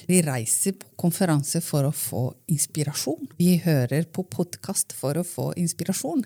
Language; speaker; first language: Norwegian; non-native, fluent; Romanian